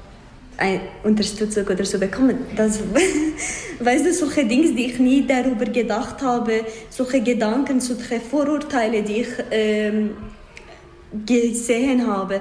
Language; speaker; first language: German; non-native, fluent; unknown